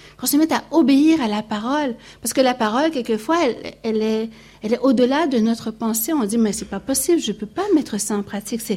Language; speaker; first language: French; native; French